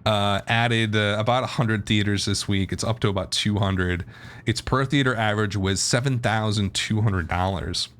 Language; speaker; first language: English; native; English